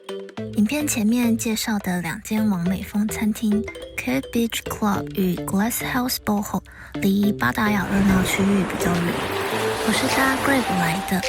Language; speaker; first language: Chinese; native; Chinese